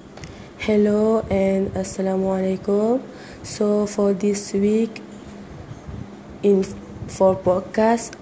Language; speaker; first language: English; non-native, learner; Malay